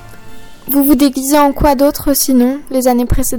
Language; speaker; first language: French; native; French